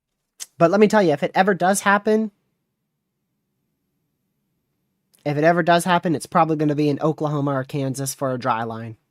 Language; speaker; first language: English; native; English